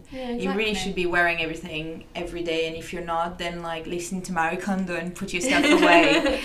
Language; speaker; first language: English; non-native, fluent; French